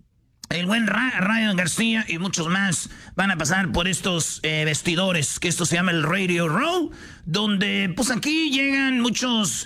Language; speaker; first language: Spanish; native; Spanish